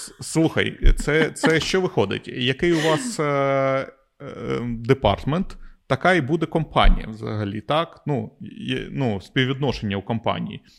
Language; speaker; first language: Ukrainian; non-native, local second language; Russian